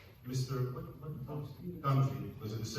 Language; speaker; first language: English; native; English